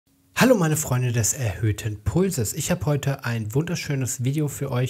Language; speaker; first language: German; native; German